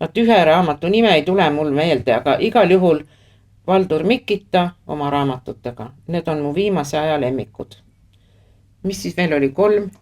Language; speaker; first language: Estonian; native; Estonian